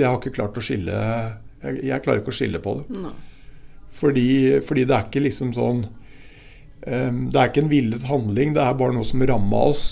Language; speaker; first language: Norwegian; native; Norwegian